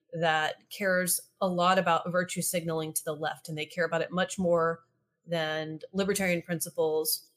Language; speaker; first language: English; native; English